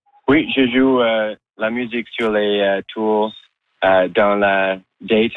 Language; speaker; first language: French; non-native, local second language; English